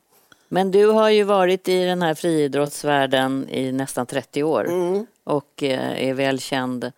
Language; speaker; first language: Swedish; native; Swedish